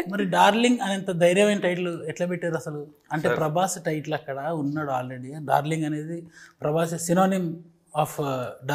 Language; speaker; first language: Telugu; native; Telugu